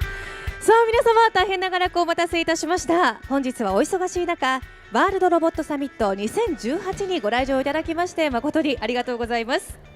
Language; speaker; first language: Japanese; native; Japanese